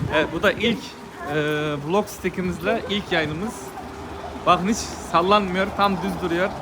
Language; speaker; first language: Turkish; early bilingual, heritage; Turkish